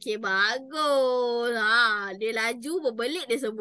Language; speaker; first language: Malay; native; Malay